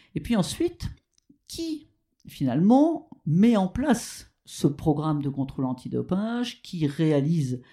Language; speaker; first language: French; native; French